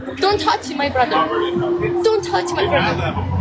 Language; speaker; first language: English; non-native, learner; Thai